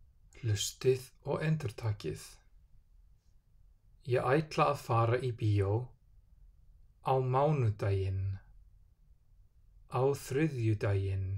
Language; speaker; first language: Icelandic; non-native, fluent; English